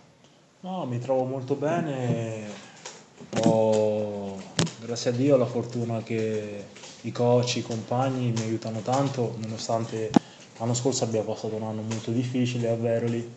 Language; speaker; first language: Italian; non-native, fluent; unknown